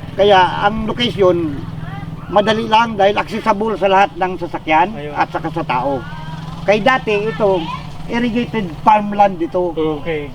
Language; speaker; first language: Filipino; non-native, local second language; Hiligaynon